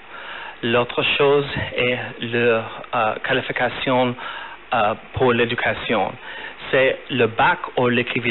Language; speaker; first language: French; non-native, fluent; English